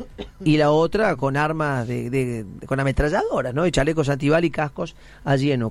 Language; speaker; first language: Spanish; native; Spanish